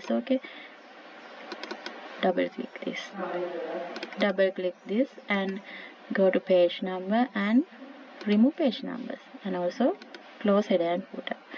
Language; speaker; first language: English; non-native, local second language; Sinhala